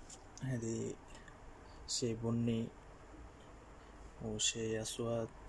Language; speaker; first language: Arabic; non-native, learner; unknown